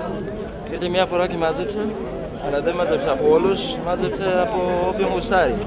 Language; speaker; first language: Greek; non-native, learner; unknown